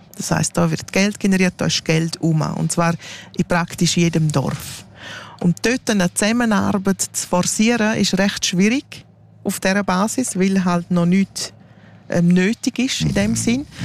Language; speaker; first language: German; non-native, local second language; Romansh